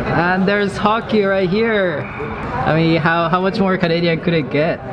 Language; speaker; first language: English; non-native, fluent; Japanese